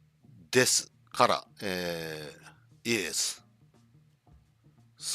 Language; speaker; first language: Japanese; non-native, learner; English